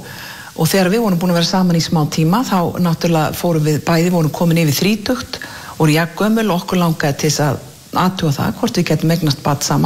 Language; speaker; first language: Icelandic; native; Icelandic